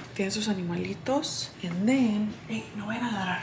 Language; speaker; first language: Spanish; early bilingual, other home language; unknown